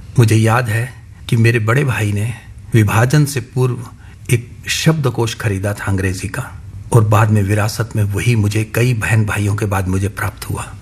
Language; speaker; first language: Hindi; non-native, local second language; Punjabi